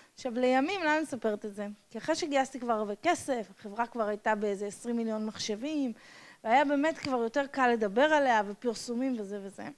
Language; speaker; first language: Hebrew; non-native, fluent; English